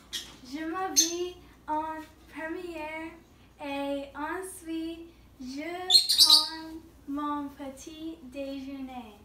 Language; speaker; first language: French; non-native, learner; English